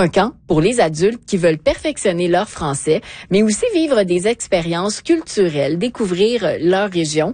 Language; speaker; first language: French; native; French